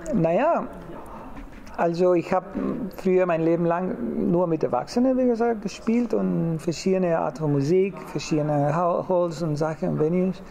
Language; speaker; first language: German; non-native, fluent; Spanish